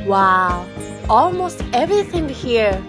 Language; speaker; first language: English; non-native, fluent; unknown